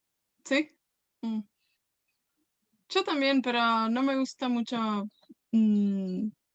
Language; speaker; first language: Spanish; non-native, fluent; Welsh